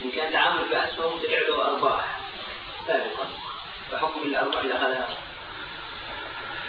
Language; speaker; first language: Arabic; native; Arabic